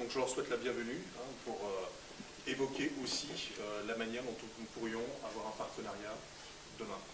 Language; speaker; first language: French; native; French